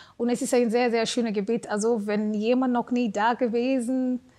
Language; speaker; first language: German; non-native, fluent; Swahili